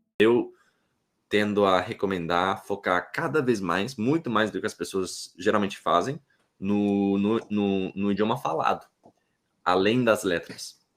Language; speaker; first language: Portuguese; non-native, fluent; English